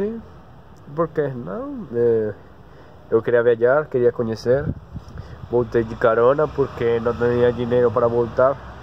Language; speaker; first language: Portuguese; non-native, learner; Spanish